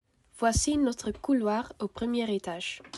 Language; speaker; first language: French; non-native, learner; Dutch